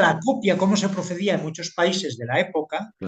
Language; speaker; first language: Spanish; native; Spanish